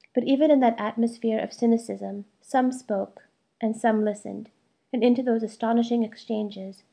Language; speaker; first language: English; early bilingual, other home language; Malayalam